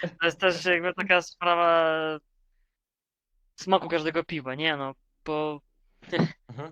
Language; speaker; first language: Polish; non-native, fluent; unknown